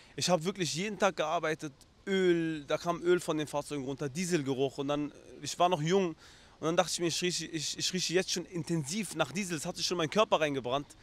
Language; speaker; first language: German; early bilingual, other home language; Arabic